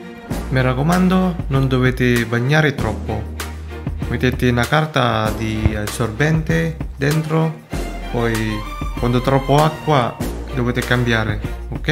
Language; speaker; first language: Italian; non-native, learner; Filipino